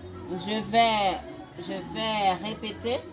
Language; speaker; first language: French; non-native, fluent; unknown